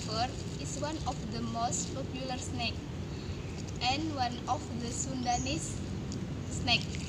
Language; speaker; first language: English; non-native, learner; Indonesian